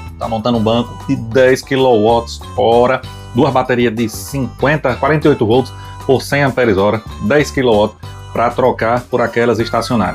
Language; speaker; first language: Portuguese; native; Portuguese